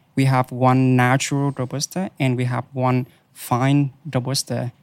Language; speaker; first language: English; non-native, fluent; Vietnamese